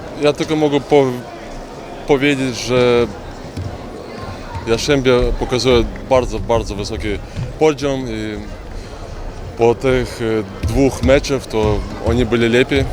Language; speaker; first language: Polish; non-native, fluent; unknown